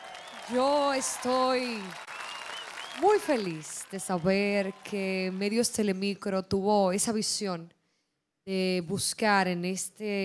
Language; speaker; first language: Spanish; native; Spanish